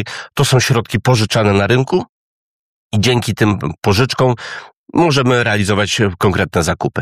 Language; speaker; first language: Polish; native; Polish